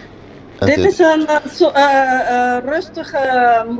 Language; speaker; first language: Dutch; non-native, local second language; Papiamento